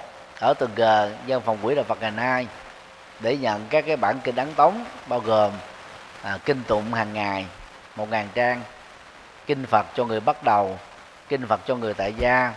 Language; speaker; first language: Vietnamese; native; Vietnamese